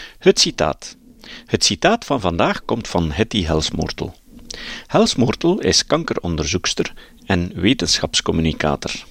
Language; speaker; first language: Dutch; native; Dutch